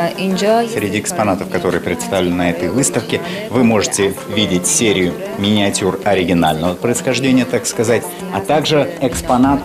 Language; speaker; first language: Russian; native; Russian